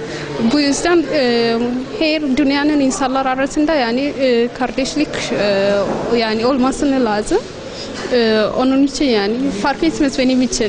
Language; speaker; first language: Turkish; non-native, learner; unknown